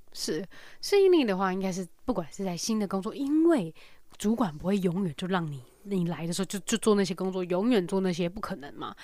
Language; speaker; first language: Chinese; native; Chinese